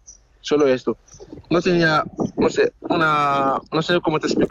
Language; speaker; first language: Spanish; non-native, learner; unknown